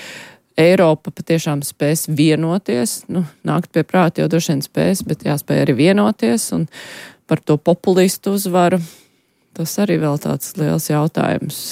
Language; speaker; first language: Latvian; native; Latvian